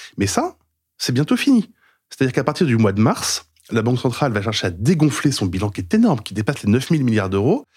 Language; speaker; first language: French; native; French